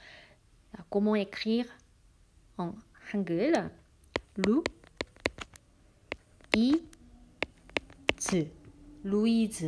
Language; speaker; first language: French; non-native, fluent; Korean